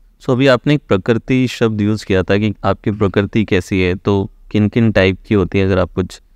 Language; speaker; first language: Hindi; native; Hindi